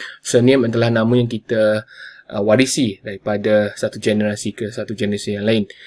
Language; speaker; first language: Malay; non-native, local second language; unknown